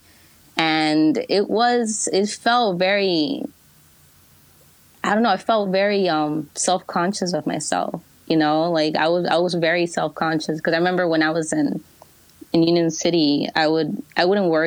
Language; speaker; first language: English; early bilingual, other home language; Spanish